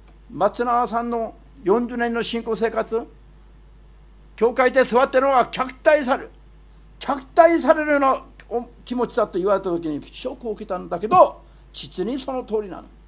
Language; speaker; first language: Japanese; non-native, fluent; Korean